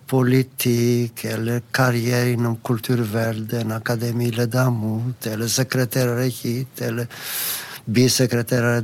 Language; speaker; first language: Swedish; non-native, fluent; Greek